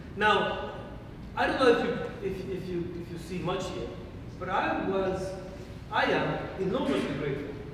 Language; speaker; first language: English; non-native, fluent; Spanish